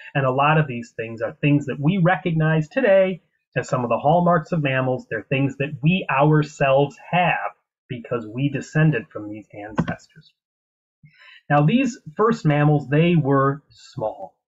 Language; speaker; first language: English; native; English